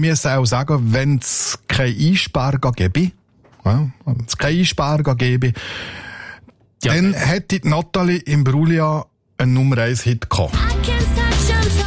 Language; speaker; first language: German; native; German